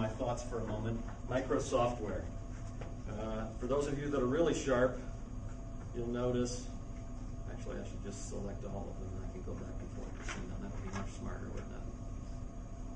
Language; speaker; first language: English; native; English